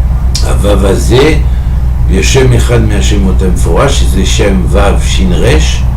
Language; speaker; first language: Hebrew; non-native, fluent; French